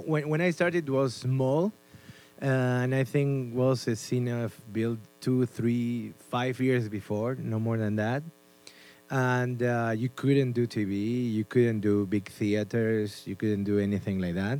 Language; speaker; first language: English; non-native, fluent; Spanish